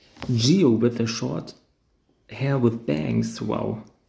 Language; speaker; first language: English; non-native, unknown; German